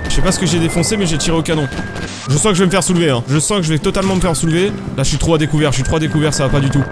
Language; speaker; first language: French; native; French